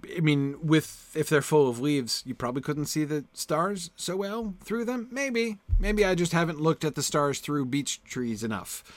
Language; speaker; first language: English; native; English